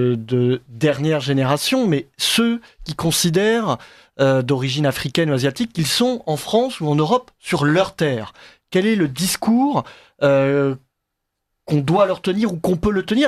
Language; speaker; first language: French; native; French